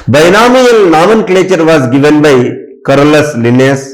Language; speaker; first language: English; non-native, local second language; Telugu